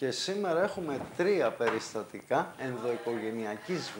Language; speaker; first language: Greek; native; Greek